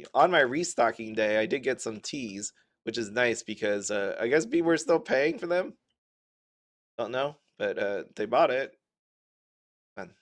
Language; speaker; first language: English; native; English